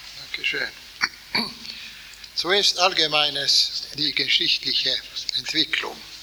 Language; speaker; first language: German; non-native, fluent; Swedish